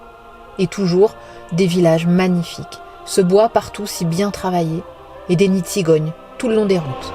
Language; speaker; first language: French; native; French